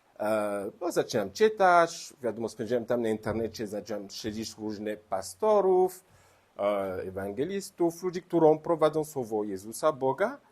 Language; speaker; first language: Polish; non-native, learner; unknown